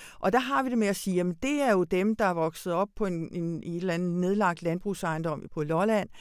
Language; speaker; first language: Danish; early bilingual, other home language; Hungarian